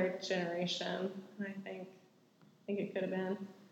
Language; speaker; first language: English; native; English